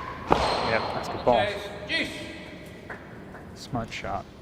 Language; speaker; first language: English; native; English